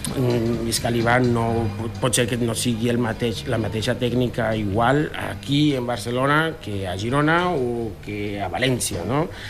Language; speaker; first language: Catalan; non-native, fluent; Spanish